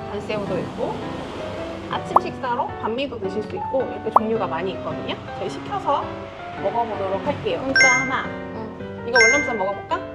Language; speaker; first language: Korean; native; Korean